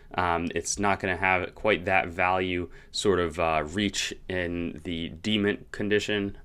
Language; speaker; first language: English; native; English